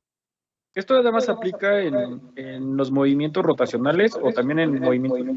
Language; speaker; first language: Spanish; native; Spanish